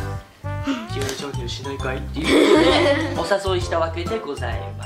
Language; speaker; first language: Japanese; native; Japanese